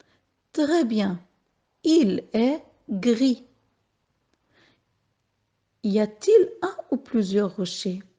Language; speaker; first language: French; non-native, local second language; Arabic